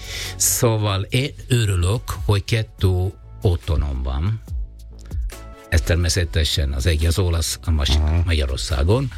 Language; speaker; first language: Hungarian; non-native, learner; Italian